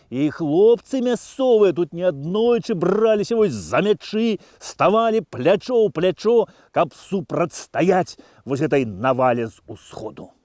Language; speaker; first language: Belarusian; native; Belarusian